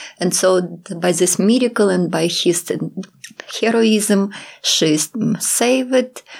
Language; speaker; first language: English; non-native, fluent; Russian